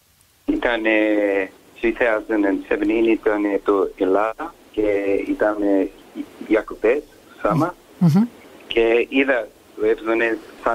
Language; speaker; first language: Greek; early bilingual, heritage; English